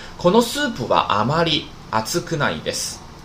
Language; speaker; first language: Japanese; non-native, fluent; Chinese